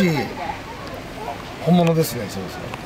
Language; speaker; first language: Japanese; native; Japanese